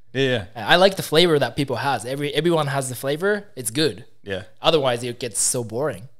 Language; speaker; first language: English; non-native, fluent; Japanese